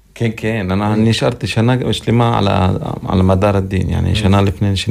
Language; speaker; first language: Hebrew; non-native, local second language; Arabic